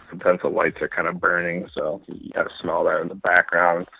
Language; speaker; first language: English; native; English